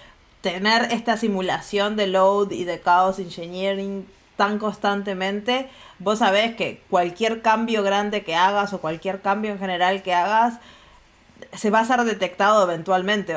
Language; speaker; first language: Spanish; native; Spanish